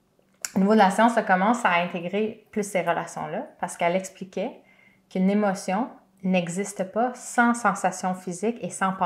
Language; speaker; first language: French; native; French